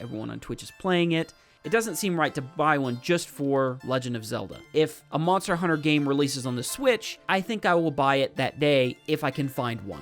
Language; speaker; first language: English; native; English